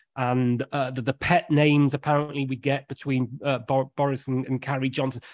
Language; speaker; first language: English; native; English